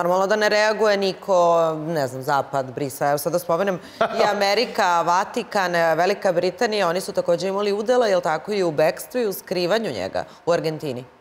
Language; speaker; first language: Serbian; native; Serbian